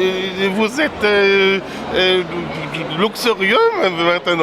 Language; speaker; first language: French; non-native, learner; German